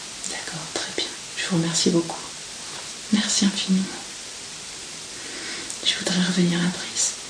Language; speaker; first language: French; native; French